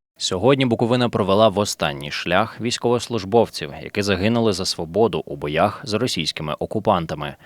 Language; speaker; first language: Ukrainian; native; Ukrainian